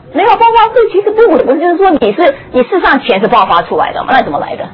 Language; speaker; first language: Chinese; early bilingual, heritage; Chinese